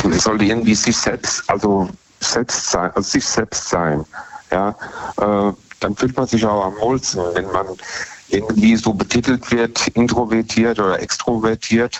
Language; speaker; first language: German; native; German